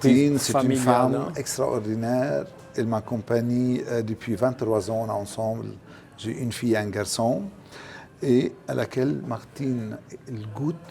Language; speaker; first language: French; non-native, local second language; Arabic